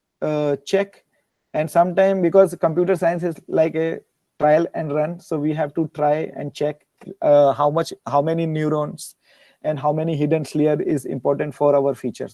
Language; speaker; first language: English; non-native, learner; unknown